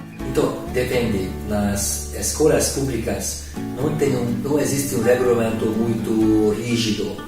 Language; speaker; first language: Portuguese; non-native, fluent; Hungarian